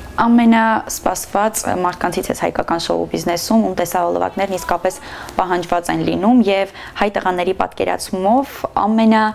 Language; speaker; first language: Armenian; native; Armenian